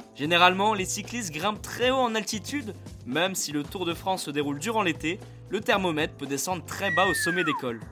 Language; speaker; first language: French; native; French